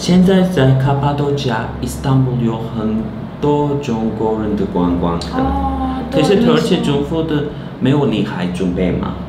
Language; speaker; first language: Chinese; non-native, learner; Turkish